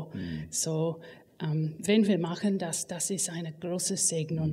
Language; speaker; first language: German; non-native, learner; English